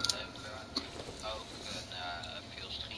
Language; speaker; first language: Dutch; native; Dutch